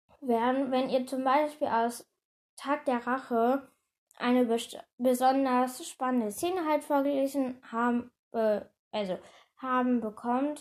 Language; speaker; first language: German; native; German